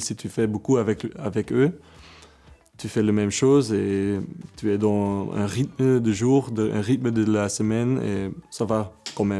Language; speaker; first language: French; non-native, local second language; Dutch